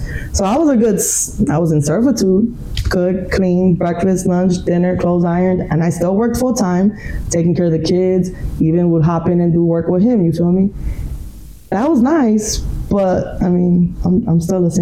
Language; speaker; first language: English; native; English